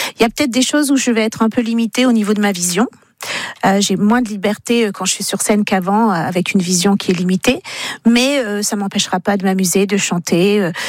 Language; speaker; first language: French; native; French